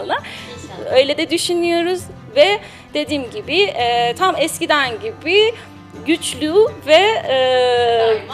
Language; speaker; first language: Turkish; non-native, learner; Persian